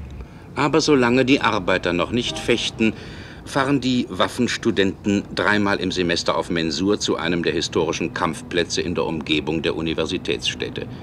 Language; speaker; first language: German; native; German